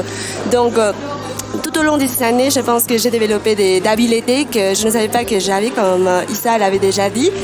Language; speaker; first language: French; non-native, fluent; Spanish